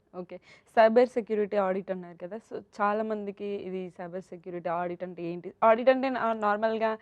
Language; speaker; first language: Telugu; native; Telugu